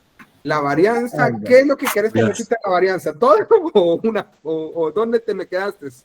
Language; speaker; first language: Spanish; native; Spanish